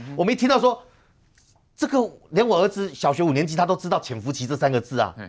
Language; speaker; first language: Chinese; native; Chinese